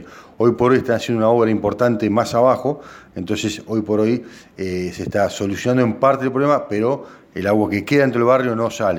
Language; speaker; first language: Spanish; native; Spanish